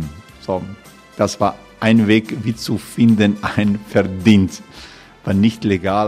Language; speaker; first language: German; non-native, learner; Croatian